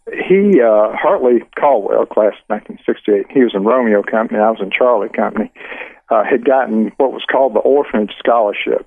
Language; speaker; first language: English; native; English